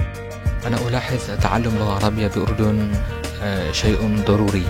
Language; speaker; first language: Arabic; non-native, fluent; Malay